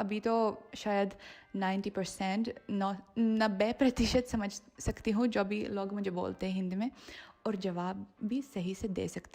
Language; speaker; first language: Hindi; non-native, fluent; Russian